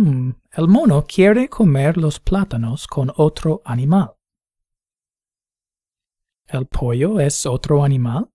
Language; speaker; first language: Spanish; non-native, fluent; English